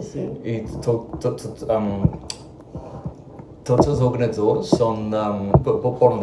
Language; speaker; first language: Catalan; non-native, learner; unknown